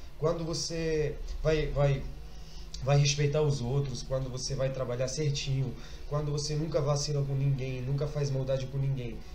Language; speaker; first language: Portuguese; non-native, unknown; Arabic